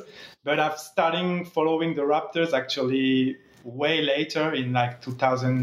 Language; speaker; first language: English; non-native, fluent; French